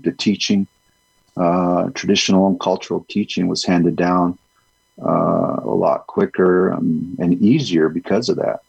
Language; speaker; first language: English; early bilingual, other home language; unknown